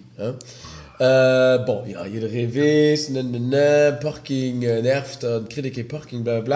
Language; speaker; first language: German; native; German